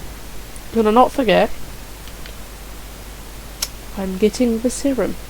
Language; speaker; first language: English; native; English